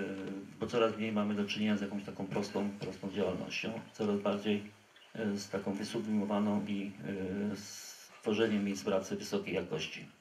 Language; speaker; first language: Polish; native; Polish